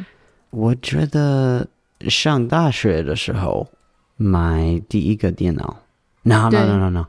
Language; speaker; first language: Chinese; non-native, learner; English